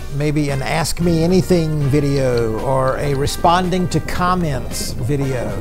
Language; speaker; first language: English; native; English